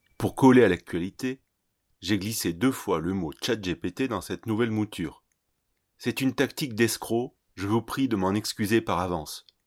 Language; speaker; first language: French; native; French